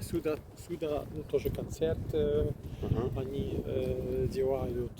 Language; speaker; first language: Russian; non-native, learner; Polish